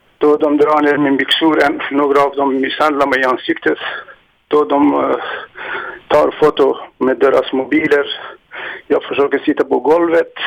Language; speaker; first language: Swedish; non-native, learner; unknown